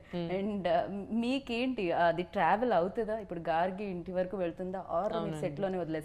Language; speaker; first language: Telugu; native; Telugu